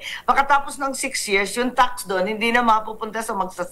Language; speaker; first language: Filipino; native; Filipino